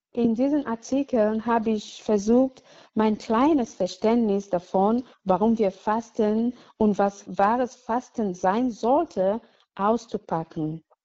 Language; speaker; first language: German; non-native, fluent; English